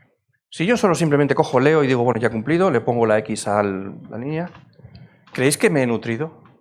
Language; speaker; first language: Spanish; native; Spanish